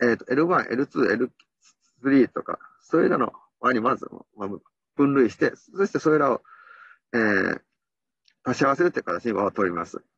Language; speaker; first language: Japanese; native; Japanese